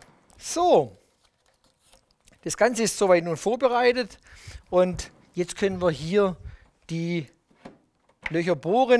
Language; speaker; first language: German; native; German